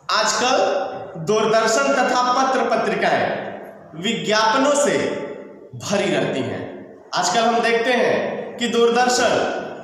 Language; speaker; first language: Hindi; native; Hindi